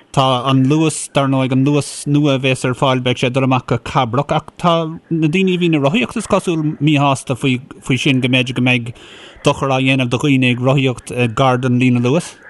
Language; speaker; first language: Irish; native; Irish